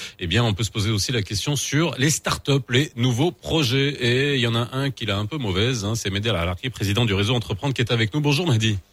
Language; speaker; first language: French; non-native, local second language; Arabic